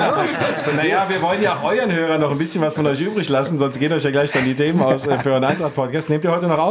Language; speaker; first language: German; native; German